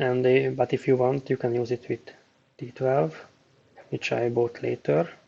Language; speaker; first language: English; non-native, fluent; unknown